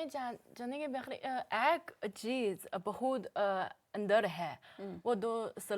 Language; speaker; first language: Hindi; non-native, learner; Chinese